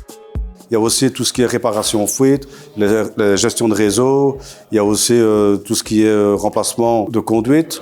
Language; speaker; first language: French; native; French